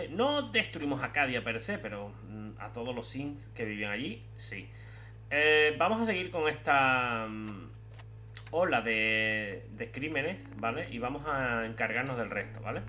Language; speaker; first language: Spanish; native; Spanish